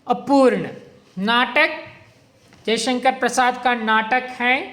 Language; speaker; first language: Hindi; non-native, local second language; Kannada